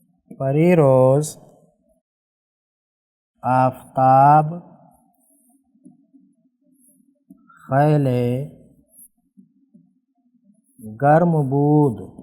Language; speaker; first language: Persian; non-native, fluent; Urdu